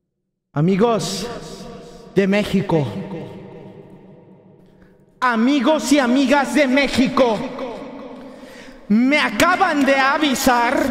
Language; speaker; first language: Spanish; native; Spanish